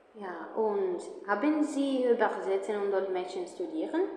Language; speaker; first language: German; non-native, learner; Spanish